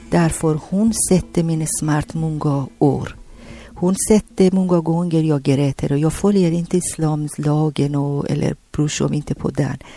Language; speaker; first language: Swedish; non-native, learner; Persian